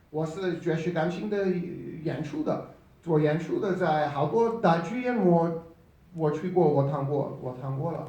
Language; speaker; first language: Chinese; non-native, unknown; English